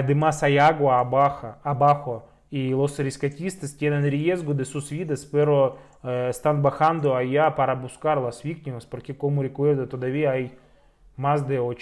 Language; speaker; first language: Spanish; non-native, fluent; Russian